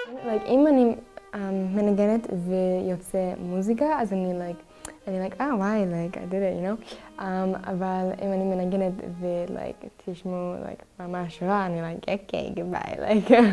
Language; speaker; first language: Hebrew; non-native, learner; English